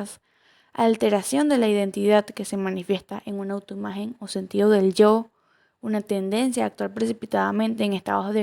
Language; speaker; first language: Spanish; native; Spanish